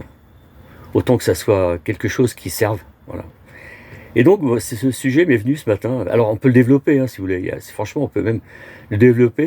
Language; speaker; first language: French; native; French